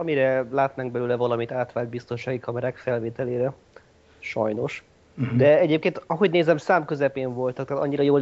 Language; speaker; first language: Hungarian; native; Hungarian